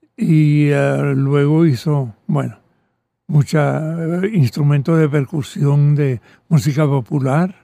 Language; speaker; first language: Spanish; early bilingual, other home language; Catalan